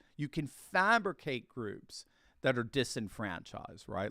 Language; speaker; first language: English; native; English